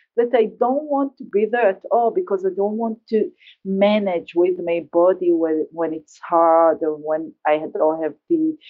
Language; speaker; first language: English; non-native, learner; Hebrew